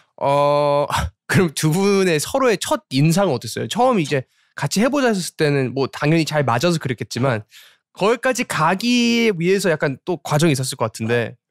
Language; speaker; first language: Korean; early bilingual, heritage; Korean